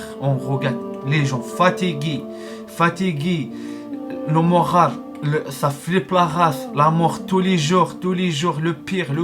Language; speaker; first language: French; non-native, learner; Arabic